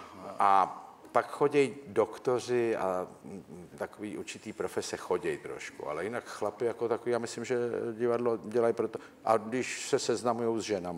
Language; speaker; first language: Czech; native; Czech